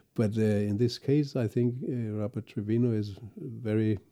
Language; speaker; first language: English; non-native, fluent; Danish